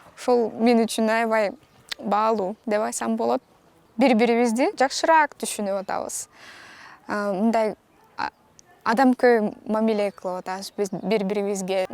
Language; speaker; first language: Kyrgyz; non-native, local second language; Russian